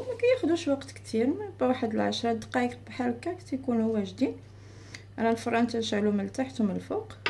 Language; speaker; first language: Arabic; native; Arabic